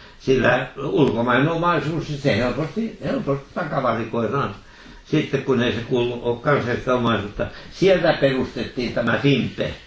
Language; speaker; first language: Finnish; native; Finnish